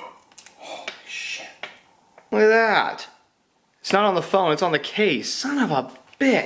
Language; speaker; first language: English; native; English